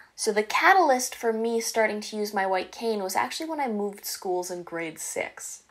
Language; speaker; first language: English; native; English